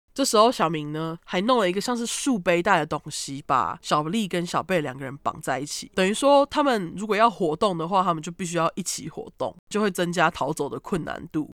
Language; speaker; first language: Chinese; native; Chinese